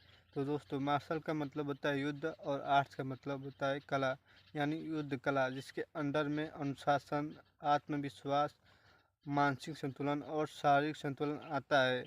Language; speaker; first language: Hindi; native; Hindi